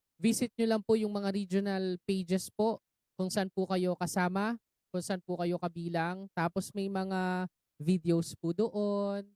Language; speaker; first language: Filipino; native; Filipino